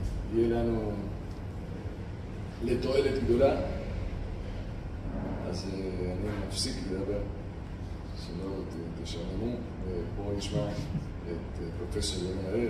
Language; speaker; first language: Hebrew; non-native, fluent; Spanish